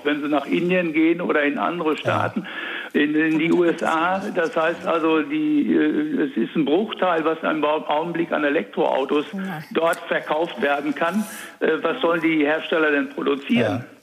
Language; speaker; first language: German; native; German